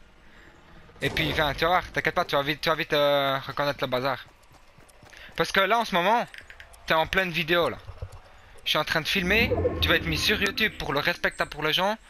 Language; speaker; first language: French; native; French